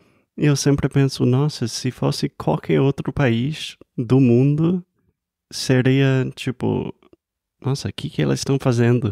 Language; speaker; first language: Portuguese; non-native, fluent; English